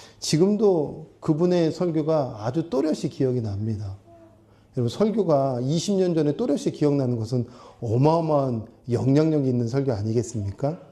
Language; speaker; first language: Korean; native; Korean